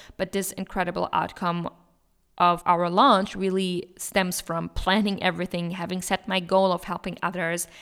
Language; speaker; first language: English; non-native, fluent; German